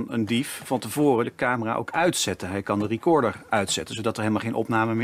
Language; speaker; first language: Dutch; native; Dutch